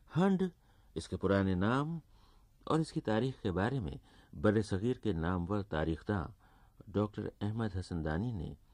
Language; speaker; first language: Urdu; native; Urdu